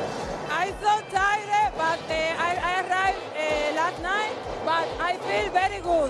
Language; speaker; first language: English; non-native, learner; Spanish